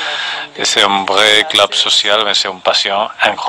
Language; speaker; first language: French; non-native, fluent; Spanish